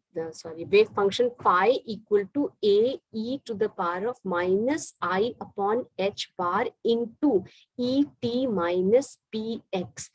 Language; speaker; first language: English; non-native, local second language; Hindi